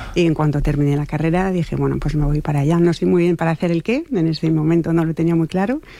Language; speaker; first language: Spanish; non-native, fluent; French